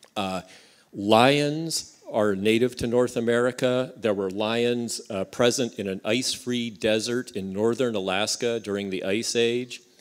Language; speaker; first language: English; native; English